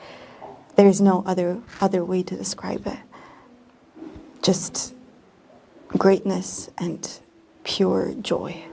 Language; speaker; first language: English; non-native, fluent; Bosnian